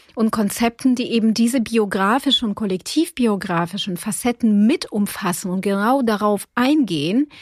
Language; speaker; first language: German; non-native, fluent; Ukrainian